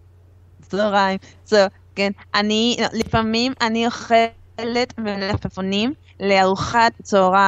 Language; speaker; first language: Hebrew; non-native, learner; Spanish